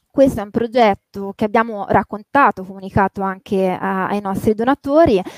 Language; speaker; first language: Italian; native; Italian